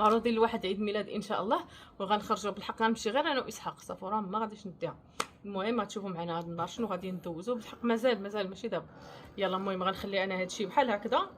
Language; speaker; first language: Arabic; native; Arabic